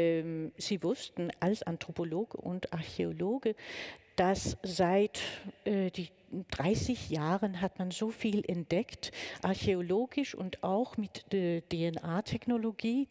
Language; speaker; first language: German; non-native, fluent; Danish